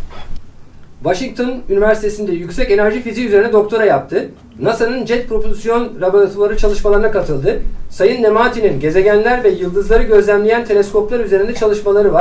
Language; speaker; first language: Turkish; native; Turkish